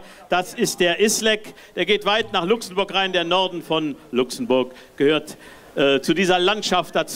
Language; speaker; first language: German; native; German